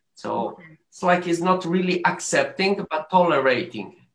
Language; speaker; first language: English; non-native, learner; Arabic